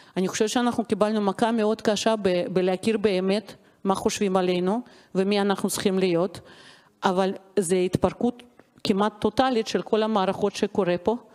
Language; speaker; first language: Hebrew; non-native, fluent; Russian